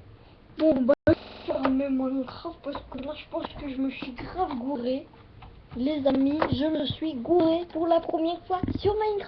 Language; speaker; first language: French; native; French